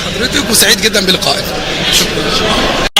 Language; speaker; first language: Arabic; native; Arabic